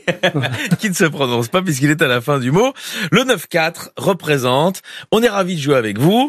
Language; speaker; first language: French; native; French